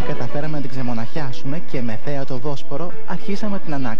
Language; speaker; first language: Greek; native; Greek